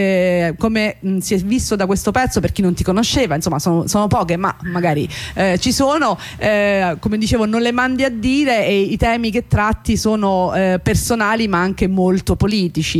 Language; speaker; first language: Italian; native; Italian